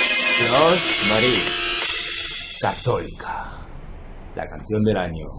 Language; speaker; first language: Spanish; native; Spanish